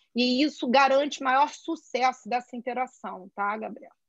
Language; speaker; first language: Portuguese; native; Portuguese